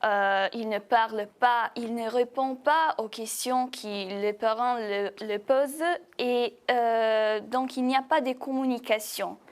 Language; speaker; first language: French; non-native, fluent; Italian